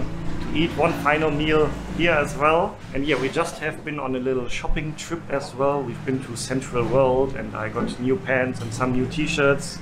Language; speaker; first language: English; non-native, fluent; German